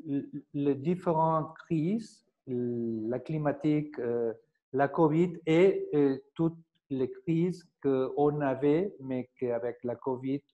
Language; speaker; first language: French; non-native, fluent; Spanish